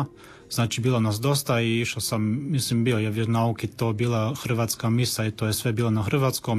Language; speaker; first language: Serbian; early bilingual, heritage; Croatian